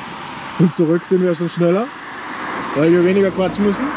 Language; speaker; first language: German; native; German